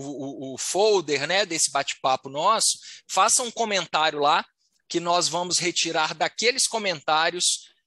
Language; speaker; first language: Portuguese; native; Portuguese